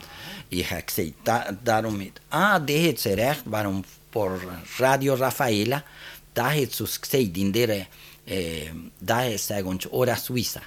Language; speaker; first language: German; early bilingual, heritage; German